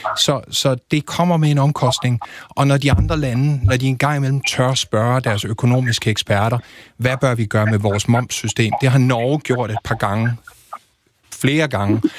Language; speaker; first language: Danish; native; Danish